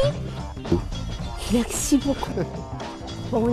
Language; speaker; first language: French; non-native, fluent; Chinese